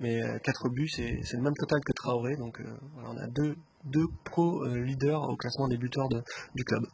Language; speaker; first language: French; native; French